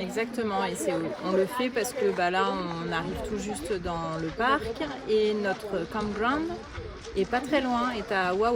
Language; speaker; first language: French; native; French